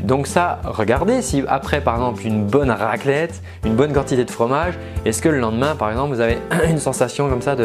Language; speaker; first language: French; native; French